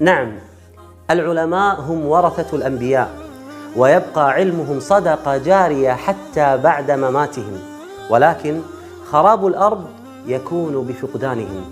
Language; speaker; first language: Arabic; native; Arabic